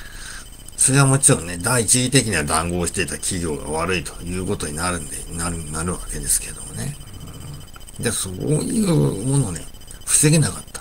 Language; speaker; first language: Japanese; native; Japanese